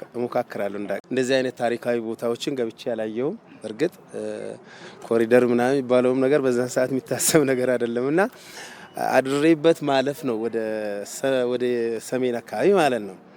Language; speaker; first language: Amharic; non-native, local second language; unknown